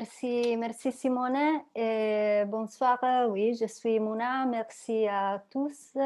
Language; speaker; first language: French; non-native, learner; Italian